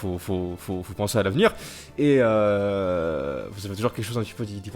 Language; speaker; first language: French; native; French